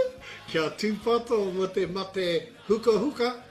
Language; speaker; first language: Māori; non-native, local second language; English